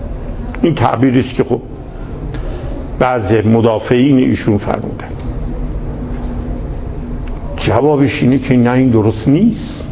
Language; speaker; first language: Persian; native; Persian